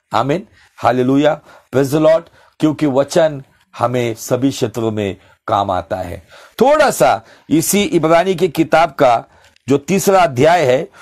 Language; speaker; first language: Hindi; non-native, local second language; Marathi